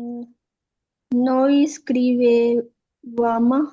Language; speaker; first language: Italian; non-native, learner; Urdu